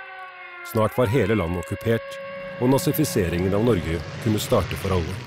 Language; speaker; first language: Norwegian; native; Norwegian